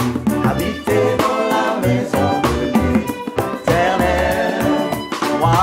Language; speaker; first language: French; non-native, local second language; Lingala